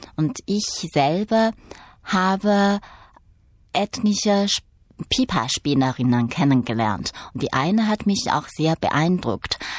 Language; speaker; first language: German; non-native, fluent; Chinese